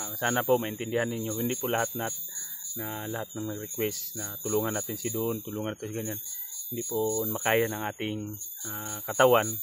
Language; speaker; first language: Filipino; non-native, local second language; Cebuano